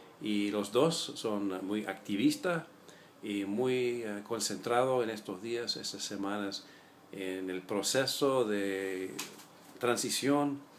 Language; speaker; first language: Spanish; non-native, fluent; English